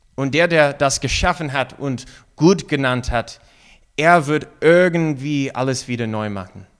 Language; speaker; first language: German; non-native, fluent; English